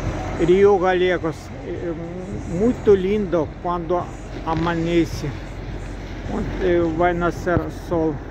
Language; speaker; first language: Portuguese; non-native, learner; Russian